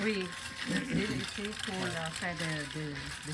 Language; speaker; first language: French; non-native, learner; Thai